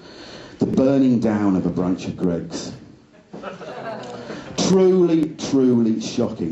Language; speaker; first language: English; native; English